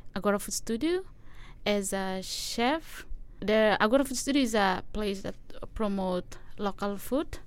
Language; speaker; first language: English; non-native, learner; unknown